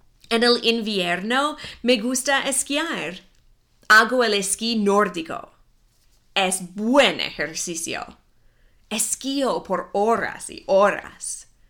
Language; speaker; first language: Spanish; non-native, fluent; English